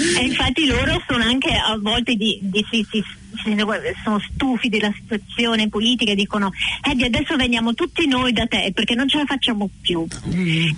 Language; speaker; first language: Italian; non-native, fluent; English